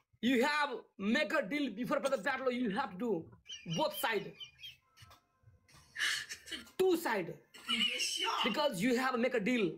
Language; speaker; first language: English; non-native, learner; Nepali